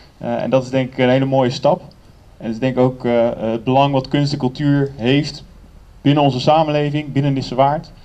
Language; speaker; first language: Dutch; native; Dutch